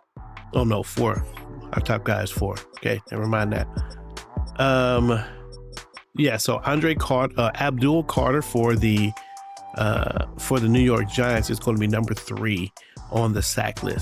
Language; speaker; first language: English; native; English